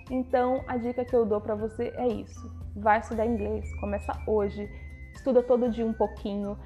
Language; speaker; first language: Portuguese; native; Portuguese